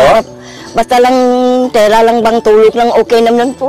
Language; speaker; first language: Filipino; non-native, learner; Vietnamese